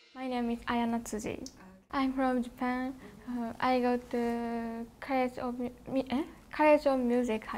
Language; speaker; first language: English; non-native, learner; Japanese